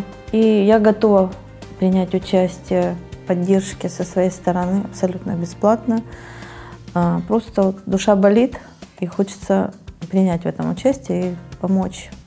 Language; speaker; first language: Russian; native; Russian